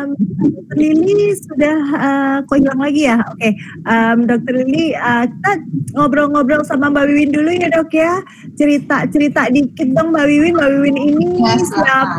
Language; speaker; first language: Indonesian; native; Indonesian